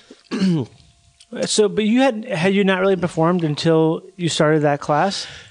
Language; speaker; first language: English; native; English